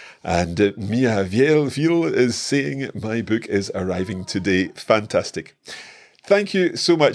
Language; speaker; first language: English; native; English